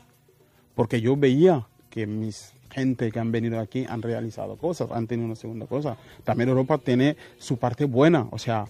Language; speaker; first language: Spanish; non-native, fluent; Wolof